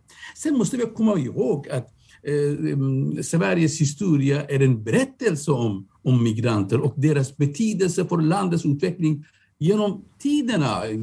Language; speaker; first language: Swedish; non-native, fluent; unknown